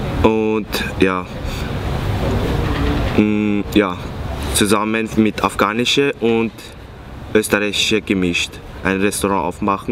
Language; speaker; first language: German; non-native, fluent; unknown